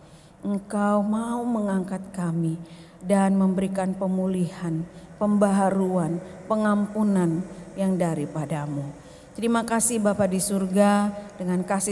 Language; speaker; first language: Indonesian; native; Indonesian